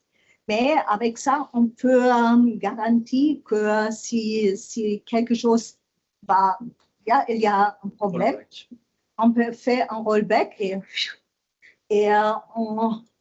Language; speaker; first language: French; non-native, learner; German